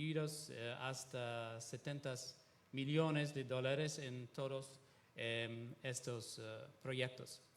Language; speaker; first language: Spanish; non-native, fluent; Italian